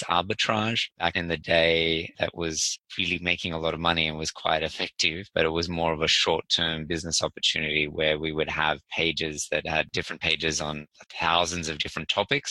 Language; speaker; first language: English; native; English